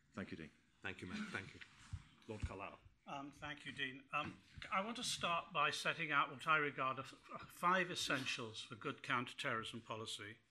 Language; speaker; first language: English; native; English